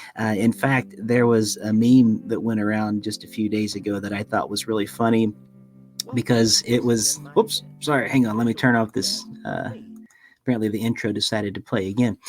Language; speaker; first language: English; native; English